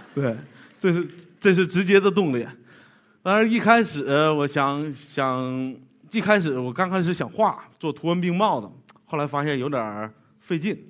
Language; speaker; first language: Chinese; native; Chinese